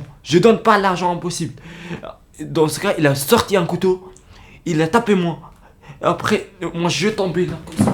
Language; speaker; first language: French; non-native, learner; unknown